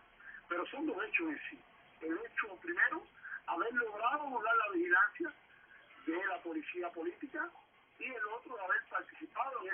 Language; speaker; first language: Spanish; native; Spanish